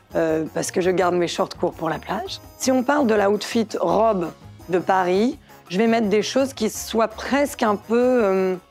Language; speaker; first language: French; native; French